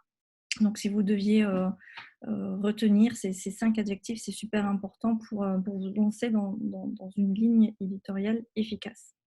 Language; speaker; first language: French; native; French